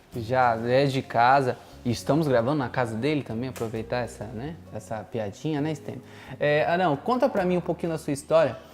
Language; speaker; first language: Portuguese; native; Portuguese